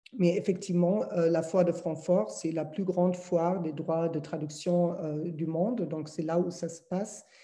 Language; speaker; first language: French; non-native, fluent; German